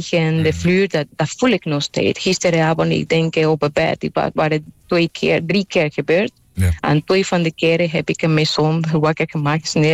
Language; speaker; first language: Dutch; non-native, fluent; Spanish